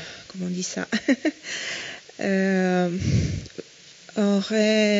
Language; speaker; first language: French; non-native, fluent; Portuguese